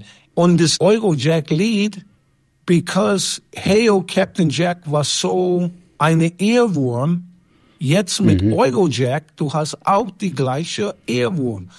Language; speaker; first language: German; non-native, learner; English